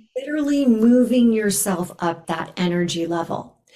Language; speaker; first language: English; native; English